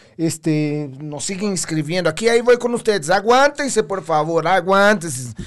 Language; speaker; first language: Spanish; non-native, fluent; Portuguese